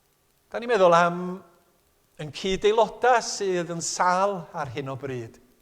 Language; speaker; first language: Welsh; native; Welsh